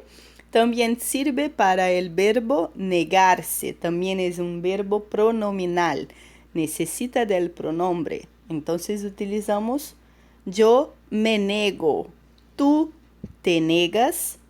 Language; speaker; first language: Spanish; non-native, fluent; Portuguese